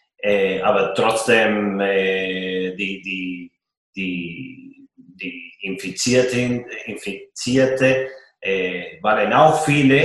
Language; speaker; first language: German; non-native, fluent; Spanish